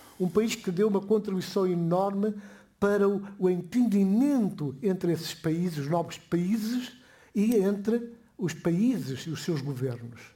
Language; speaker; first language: Portuguese; non-native, local second language; Upper Guinea Crioulo